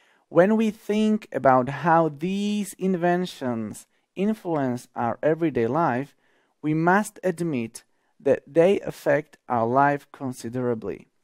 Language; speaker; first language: English; non-native, fluent; Slovak